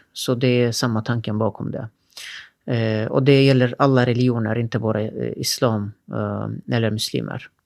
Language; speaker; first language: Swedish; non-native, fluent; Turkish